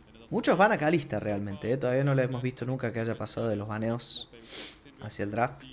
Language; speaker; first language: Spanish; native; Spanish